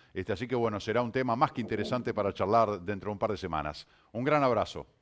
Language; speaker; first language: Spanish; native; Spanish